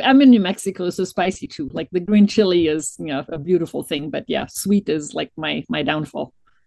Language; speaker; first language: English; non-native, fluent; German